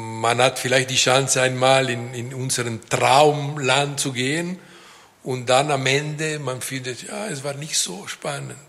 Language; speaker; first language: German; non-native, local second language; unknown